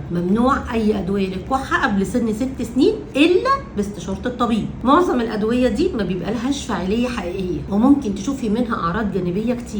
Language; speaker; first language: Arabic; native; Arabic